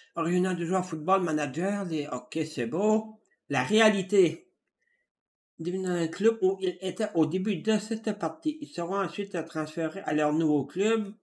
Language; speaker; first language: French; native; French